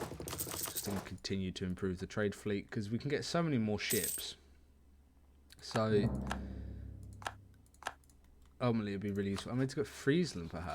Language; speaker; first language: English; native; English